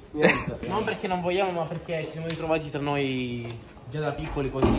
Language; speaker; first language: Italian; non-native, fluent; Arabic